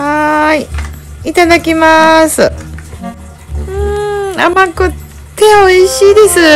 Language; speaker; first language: Japanese; native; Japanese